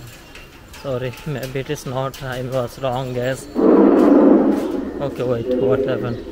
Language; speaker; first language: English; non-native, learner; Bangla